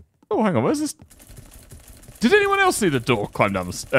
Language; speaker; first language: English; native; English